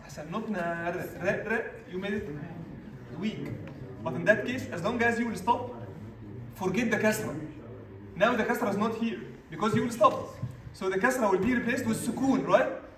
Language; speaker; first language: English; non-native, fluent; Arabic